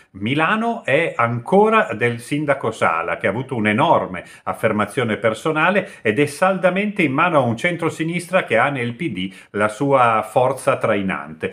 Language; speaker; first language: Italian; native; Italian